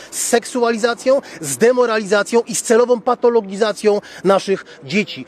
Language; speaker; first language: Polish; native; Polish